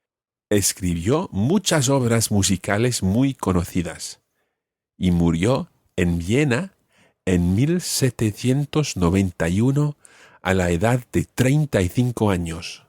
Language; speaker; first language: Spanish; non-native, fluent; English